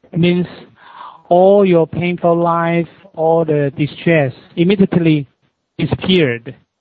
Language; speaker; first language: English; non-native, learner; Chinese